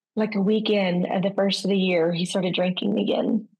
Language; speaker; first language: English; native; English